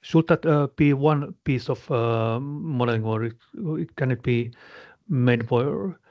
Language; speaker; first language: English; non-native, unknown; Finnish